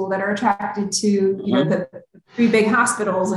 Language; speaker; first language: English; native; English